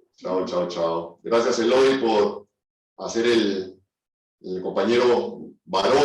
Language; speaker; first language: Spanish; native; Spanish